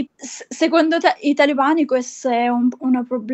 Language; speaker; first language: Italian; non-native, fluent; Persian